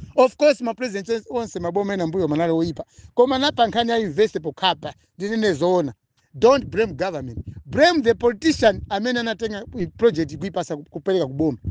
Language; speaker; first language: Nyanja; non-native, local second language; Tumbuka